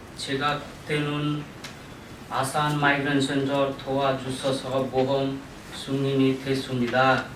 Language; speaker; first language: Korean; non-native, learner; Nepali